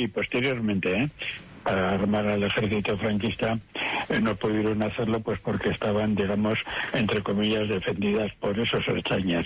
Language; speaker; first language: Spanish; native; Spanish